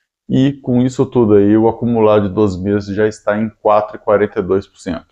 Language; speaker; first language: Portuguese; native; Portuguese